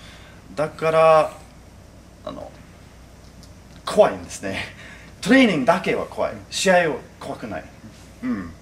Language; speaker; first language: Japanese; non-native, fluent; English